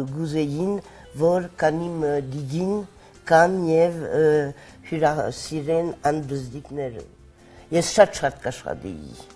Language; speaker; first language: Armenian; early bilingual, heritage; Armenian